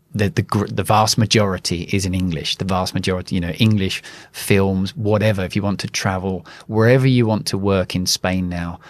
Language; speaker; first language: English; native; English